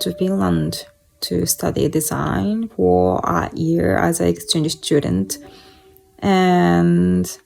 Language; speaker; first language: English; non-native, fluent; Japanese